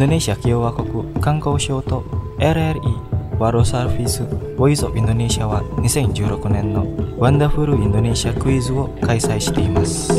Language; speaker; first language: Japanese; non-native, fluent; Indonesian